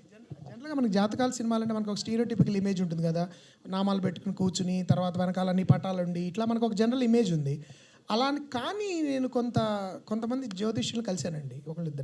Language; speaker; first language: Telugu; native; Telugu